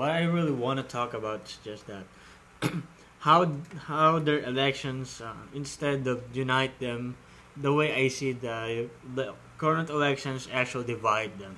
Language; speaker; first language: English; non-native, local second language; Filipino